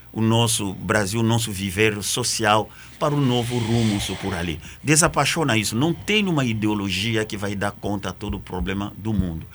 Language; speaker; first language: Portuguese; non-native, fluent; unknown